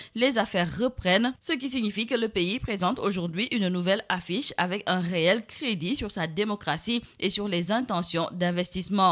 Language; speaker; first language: French; non-native, local second language; Wolof